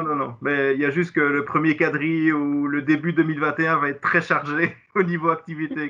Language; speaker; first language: French; native; French